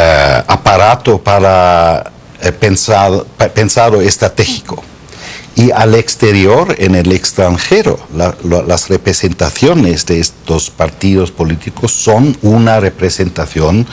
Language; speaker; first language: Spanish; non-native, fluent; German